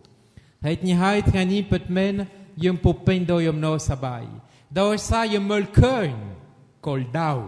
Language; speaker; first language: Khmer; non-native, fluent; French